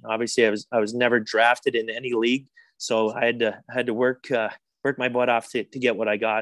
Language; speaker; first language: English; native; English